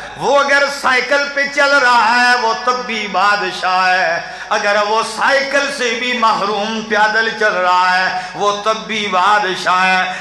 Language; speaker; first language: Urdu; non-native, local second language; Pashto